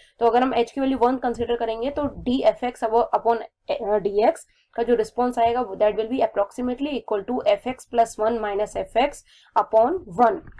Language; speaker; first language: Hindi; native; Hindi